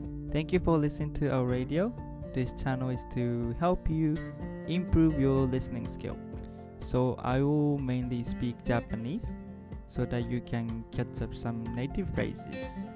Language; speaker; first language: English; non-native, fluent; Japanese